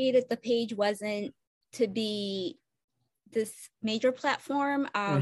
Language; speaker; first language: English; non-native, fluent; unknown